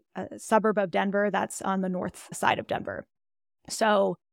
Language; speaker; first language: English; native; English